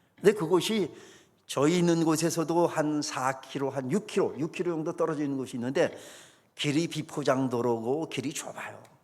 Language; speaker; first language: Korean; native; Korean